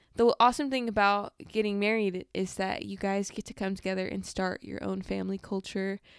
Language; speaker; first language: English; native; English